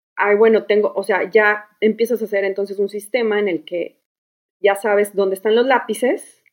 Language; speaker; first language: Spanish; native; Spanish